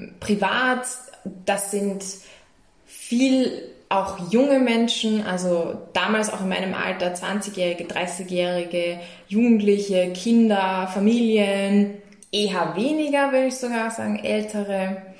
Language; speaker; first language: German; native; German